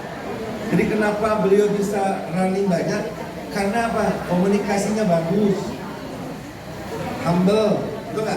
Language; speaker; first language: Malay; non-native, local second language; Sundanese